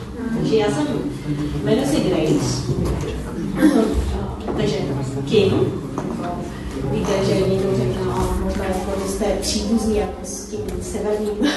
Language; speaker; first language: Czech; non-native, fluent; Korean